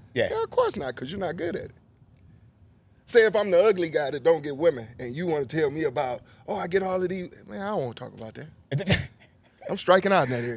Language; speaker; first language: English; native; English